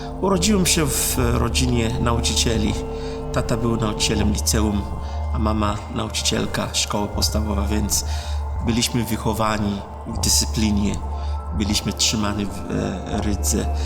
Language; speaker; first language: Polish; non-native, fluent; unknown